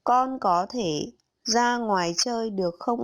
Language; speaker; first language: Vietnamese; native; Vietnamese